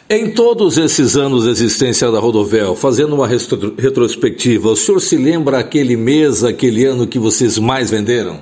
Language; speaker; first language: Portuguese; native; Portuguese